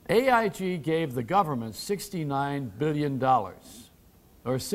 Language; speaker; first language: English; native; English